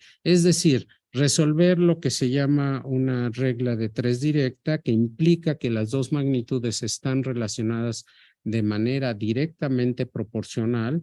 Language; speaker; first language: Spanish; native; Spanish